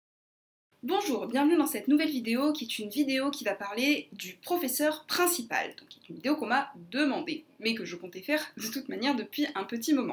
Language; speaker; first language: French; native; French